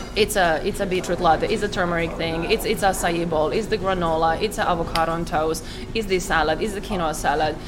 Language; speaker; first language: English; non-native, fluent; Croatian